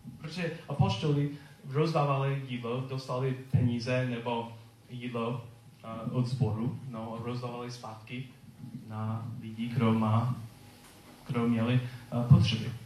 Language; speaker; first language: Czech; non-native, learner; English